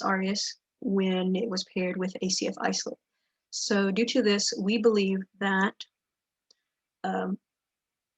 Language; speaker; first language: English; native; English